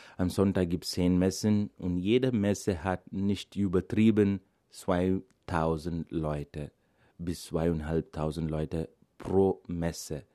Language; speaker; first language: German; non-native, fluent; Malayalam